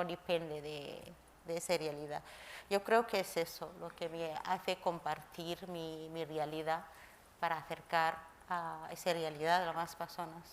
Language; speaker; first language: Spanish; non-native, fluent; Somali